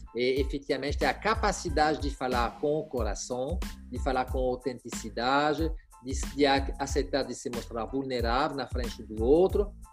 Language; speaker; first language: Portuguese; non-native, fluent; French